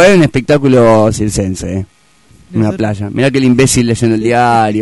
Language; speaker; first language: Spanish; native; Spanish